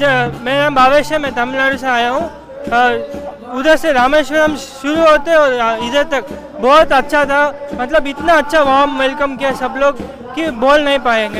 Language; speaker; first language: Hindi; non-native, local second language; Tamil